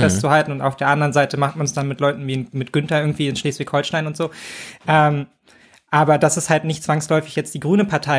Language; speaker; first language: German; native; German